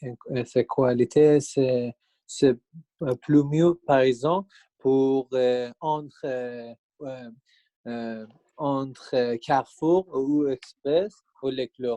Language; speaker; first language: French; non-native, learner; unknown